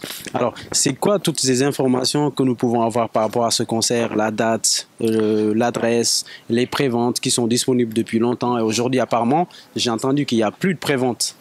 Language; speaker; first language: French; non-native, local second language; Wolof